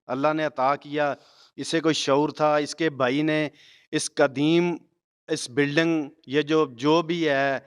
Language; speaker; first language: Urdu; non-native, local second language; Punjabi